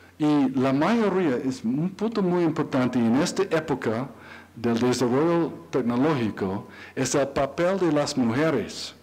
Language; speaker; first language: Spanish; non-native, learner; English